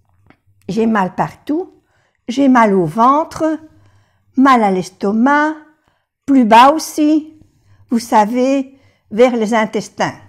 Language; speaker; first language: French; non-native, fluent; Spanish